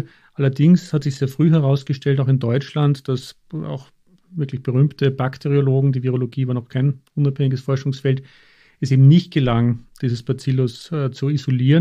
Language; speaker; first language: German; native; German